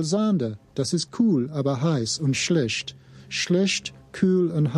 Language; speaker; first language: German; non-native, fluent; English